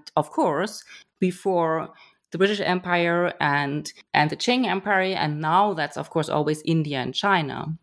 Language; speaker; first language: English; non-native, fluent; German